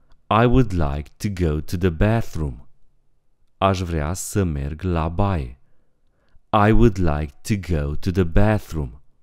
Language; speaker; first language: English; non-native, fluent; Romanian